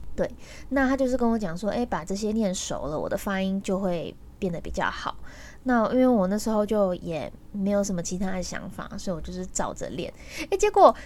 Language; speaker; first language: Chinese; native; Chinese